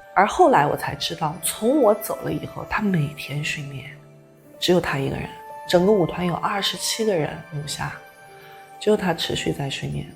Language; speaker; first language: Chinese; native; Chinese